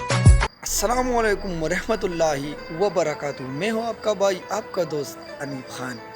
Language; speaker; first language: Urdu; non-native, local second language; Pashto